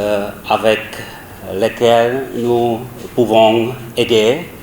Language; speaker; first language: French; non-native, learner; Czech